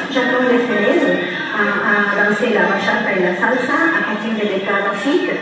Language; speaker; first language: French; non-native, learner; Spanish